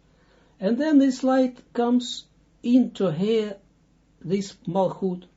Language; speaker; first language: English; non-native, fluent; Dutch